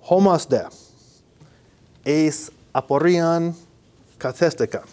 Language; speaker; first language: Greek; non-native, fluent; English